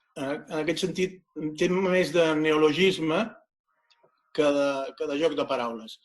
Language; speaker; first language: Catalan; non-native, local second language; Spanish